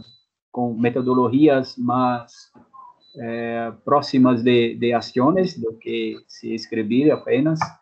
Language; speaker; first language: Spanish; non-native, fluent; Portuguese